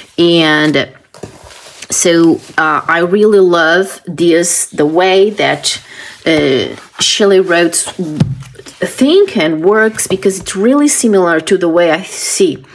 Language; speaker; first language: English; non-native, fluent; Portuguese